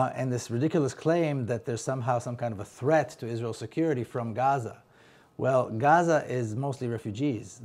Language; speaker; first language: English; non-native, fluent; Hebrew